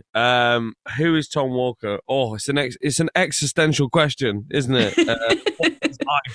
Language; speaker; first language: English; native; English